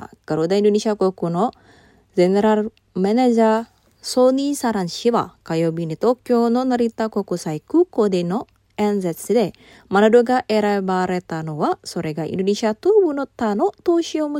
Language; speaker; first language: Japanese; non-native, fluent; Indonesian